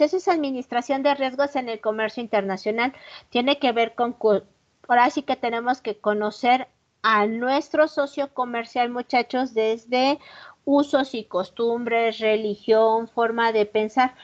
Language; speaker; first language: Spanish; native; Spanish